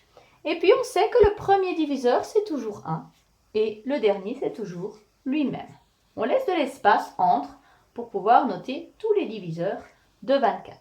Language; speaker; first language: French; native; French